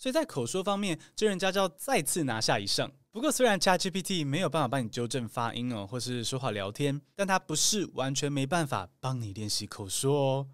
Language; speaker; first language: Chinese; native; Chinese